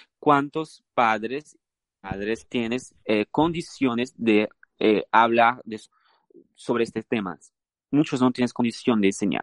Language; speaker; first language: Spanish; non-native, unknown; Portuguese